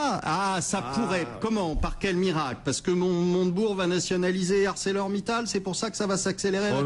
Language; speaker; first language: French; native; French